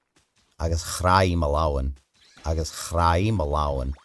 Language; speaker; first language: Irish; non-native, learner; English